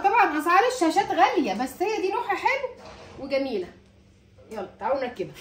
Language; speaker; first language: Arabic; native; Arabic